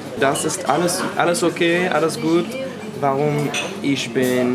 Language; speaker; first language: German; non-native, learner; English